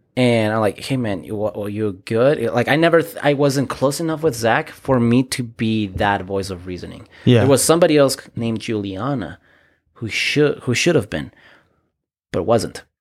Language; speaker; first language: English; early bilingual, other home language; Spanish